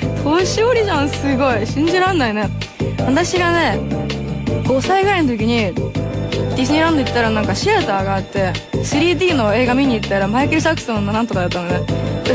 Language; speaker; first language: Japanese; early bilingual, heritage; Japanese